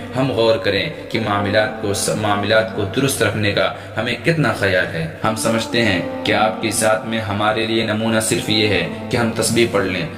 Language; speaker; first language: Urdu; native; Urdu